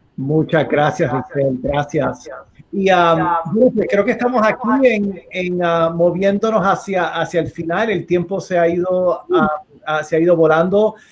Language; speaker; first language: Spanish; native; Spanish